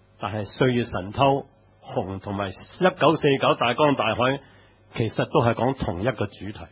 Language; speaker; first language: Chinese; non-native, local second language; Cantonese